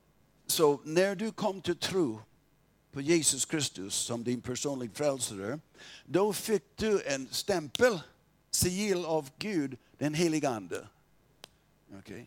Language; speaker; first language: Swedish; non-native, fluent; English